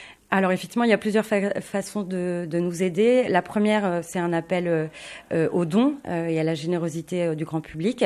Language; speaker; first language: French; native; French